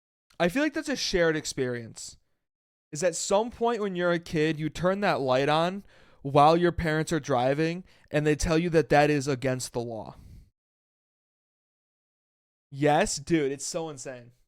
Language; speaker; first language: English; native; English